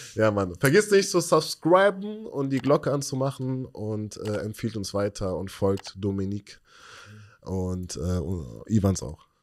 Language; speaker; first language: German; early bilingual, other home language; Persian